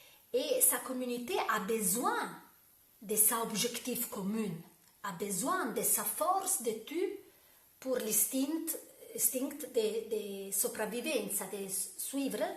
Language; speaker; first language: French; non-native, learner; Italian